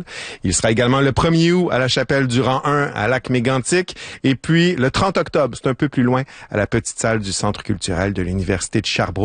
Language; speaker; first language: French; native; French